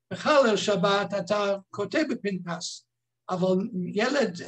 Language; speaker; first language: Hebrew; non-native, fluent; English